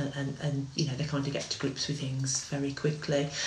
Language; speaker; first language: English; native; English